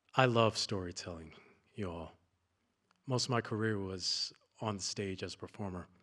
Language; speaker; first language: English; native; English